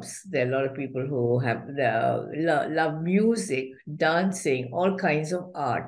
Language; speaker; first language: English; non-native, local second language; Malayalam